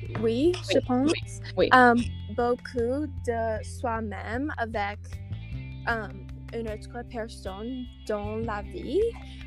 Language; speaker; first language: French; non-native, learner; English